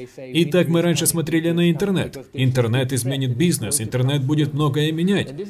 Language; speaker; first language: Russian; non-native, fluent; Swedish